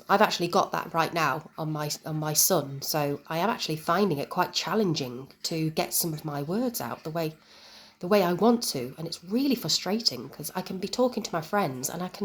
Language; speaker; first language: English; native; English